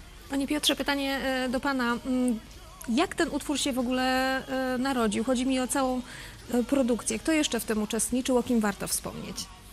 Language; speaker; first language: Polish; native; Polish